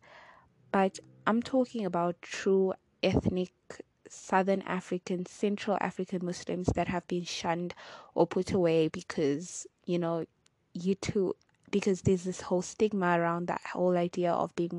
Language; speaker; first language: English; non-native, local second language; Nyanja